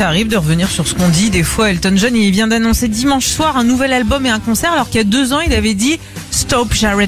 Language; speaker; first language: French; native; French